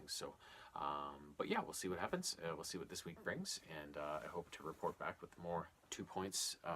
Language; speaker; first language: English; native; English